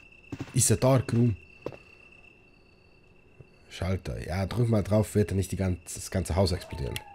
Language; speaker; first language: German; native; German